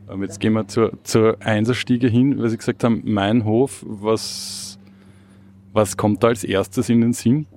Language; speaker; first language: German; native; German